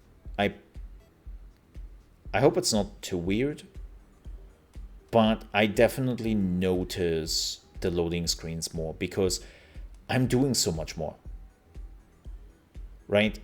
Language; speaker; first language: English; non-native, fluent; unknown